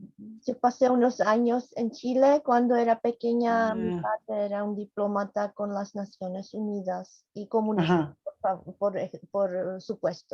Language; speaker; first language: Spanish; non-native, fluent; Czech